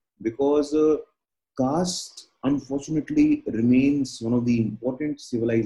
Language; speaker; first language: English; non-native, local second language; Hindi